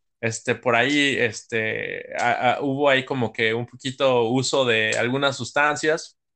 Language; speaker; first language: Spanish; native; Spanish